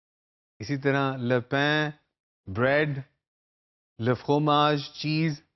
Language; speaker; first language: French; non-native, fluent; Urdu